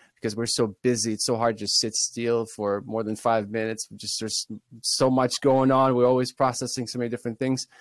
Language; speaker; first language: English; early bilingual, other home language; Russian